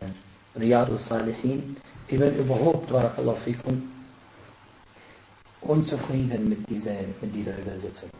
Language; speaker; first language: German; non-native, fluent; Arabic